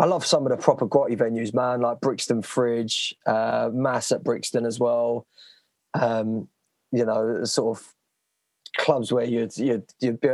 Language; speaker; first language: English; native; English